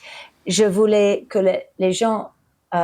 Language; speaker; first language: French; early bilingual, heritage; English